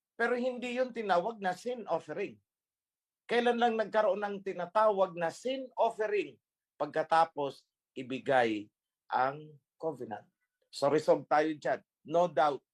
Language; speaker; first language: Filipino; native; Filipino